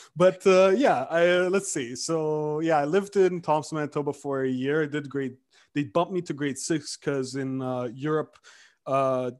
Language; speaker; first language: English; early bilingual, other home language; Romanian